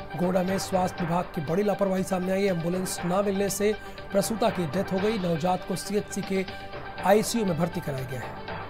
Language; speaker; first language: Hindi; native; Hindi